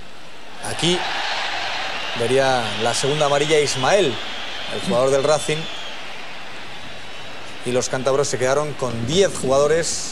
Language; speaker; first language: Spanish; native; Spanish